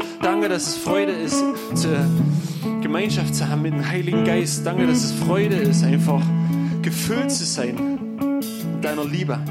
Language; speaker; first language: German; native; German